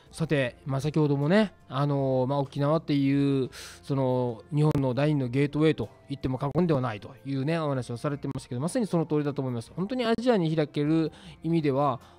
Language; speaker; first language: Japanese; native; Japanese